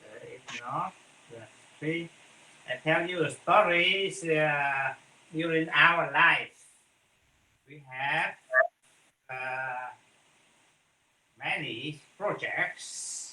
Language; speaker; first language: English; non-native, fluent; Vietnamese